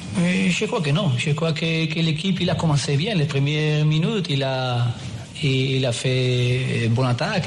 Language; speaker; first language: French; non-native, learner; Spanish